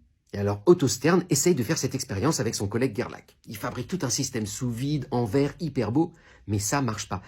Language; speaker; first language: French; native; French